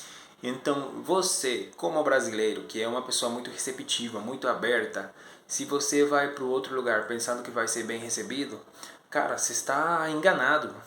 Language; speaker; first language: Portuguese; non-native, fluent; Spanish